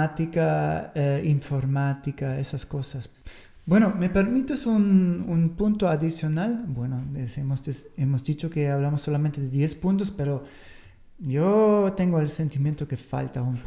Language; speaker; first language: Spanish; non-native, fluent; German